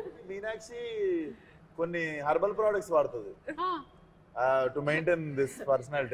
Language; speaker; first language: Telugu; native; Telugu